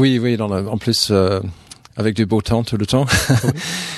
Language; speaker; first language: French; non-native, fluent; English